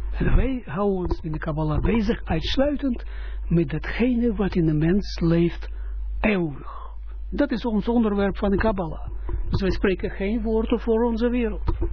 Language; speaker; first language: Dutch; non-native, fluent; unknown